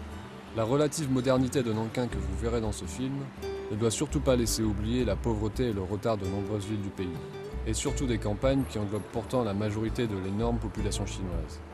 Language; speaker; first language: French; native; French